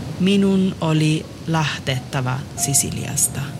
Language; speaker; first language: Finnish; non-native, learner; Italian